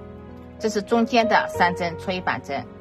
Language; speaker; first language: Chinese; native; Chinese